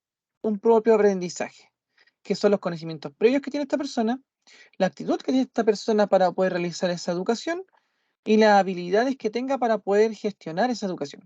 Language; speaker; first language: Spanish; native; Spanish